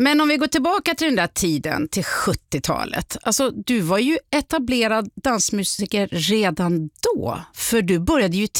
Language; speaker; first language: Swedish; native; Swedish